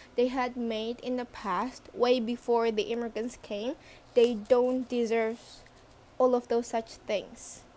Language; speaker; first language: English; non-native, fluent; Indonesian